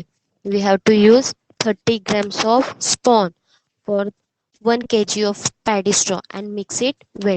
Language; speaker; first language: English; non-native, local second language; Hindi